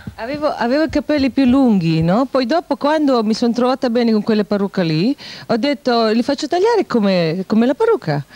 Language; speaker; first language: Italian; non-native, fluent; Filipino